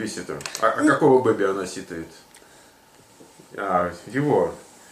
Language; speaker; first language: Russian; native; Russian